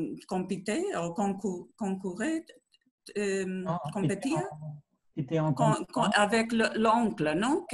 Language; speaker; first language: French; non-native, learner; Spanish